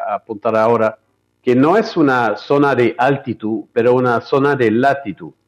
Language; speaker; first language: Spanish; non-native, fluent; French